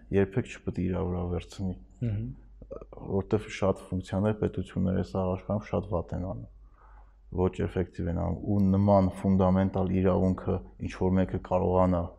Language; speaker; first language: Armenian; native; Armenian